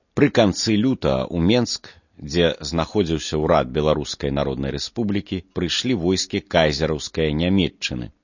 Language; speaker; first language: Belarusian; non-native, local second language; Russian